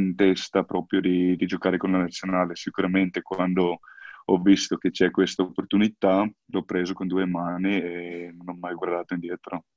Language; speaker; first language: Italian; non-native, fluent; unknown